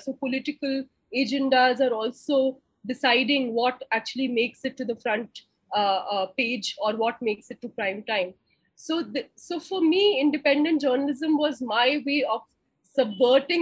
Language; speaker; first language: English; non-native, local second language; Hindi